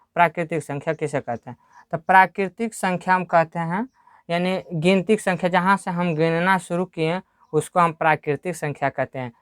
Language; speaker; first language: Hindi; native; Hindi